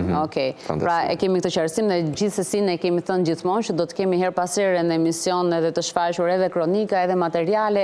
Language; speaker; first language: Albanian; native; Albanian